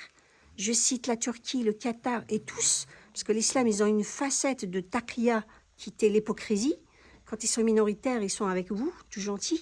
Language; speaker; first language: French; non-native, local second language; Kabyle